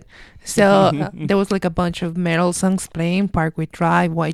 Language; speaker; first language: English; non-native, fluent; Spanish